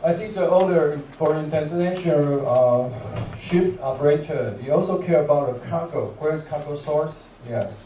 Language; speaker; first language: English; non-native, learner; Chinese